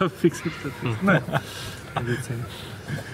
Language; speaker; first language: German; native; German